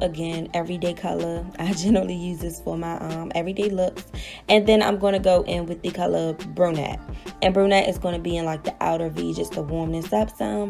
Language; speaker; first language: English; native; English